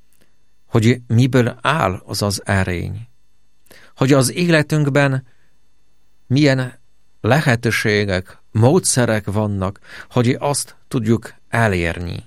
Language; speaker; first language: Hungarian; non-native, fluent; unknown